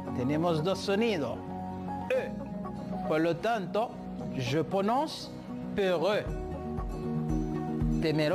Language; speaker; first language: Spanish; non-native, fluent; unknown